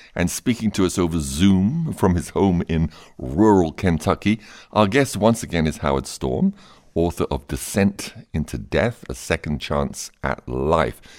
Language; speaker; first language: English; native; English